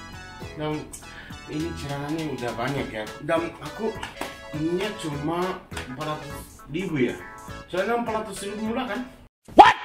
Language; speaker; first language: Indonesian; non-native, fluent; Japanese